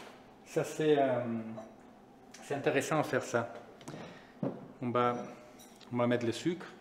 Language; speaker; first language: French; non-native, fluent; Spanish